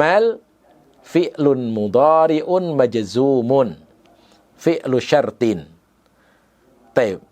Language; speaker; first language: Arabic; non-native, fluent; Indonesian